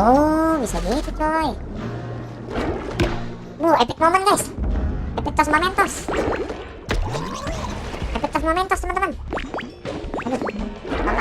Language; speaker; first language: Indonesian; native; Indonesian